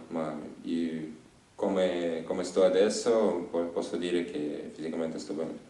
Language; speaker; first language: Italian; non-native, learner; Ukrainian